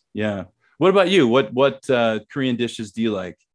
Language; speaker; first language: English; native; English